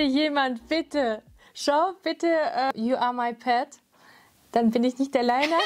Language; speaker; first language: German; non-native, fluent; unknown